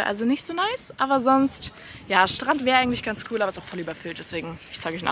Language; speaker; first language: German; native; German